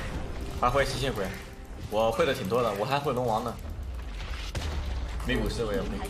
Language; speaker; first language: Chinese; native; Chinese